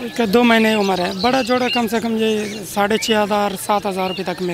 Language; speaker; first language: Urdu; non-native, local second language; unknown